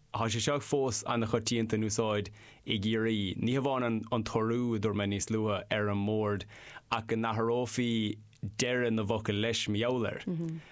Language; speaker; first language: Irish; non-native, local second language; English